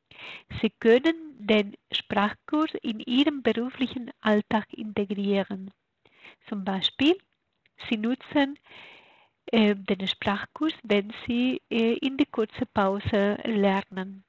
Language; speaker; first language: German; non-native, fluent; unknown